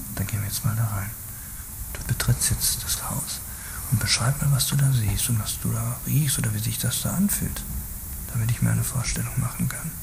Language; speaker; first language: German; native; German